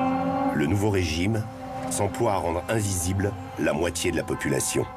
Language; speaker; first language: French; native; French